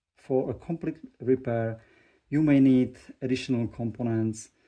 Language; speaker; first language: English; non-native, fluent; Czech